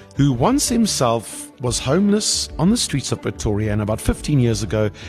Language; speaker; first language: English; non-native, local second language; Afrikaans